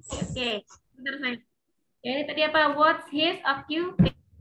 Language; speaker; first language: English; non-native, fluent; Indonesian